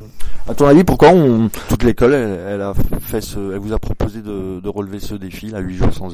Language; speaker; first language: French; native; French